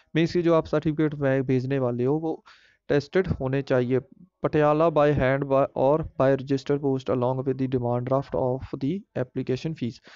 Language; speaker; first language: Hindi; non-native, local second language; Punjabi